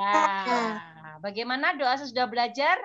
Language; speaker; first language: Indonesian; native; Indonesian